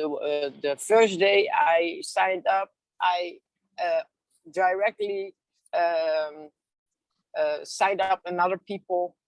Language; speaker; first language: English; non-native, learner; Dutch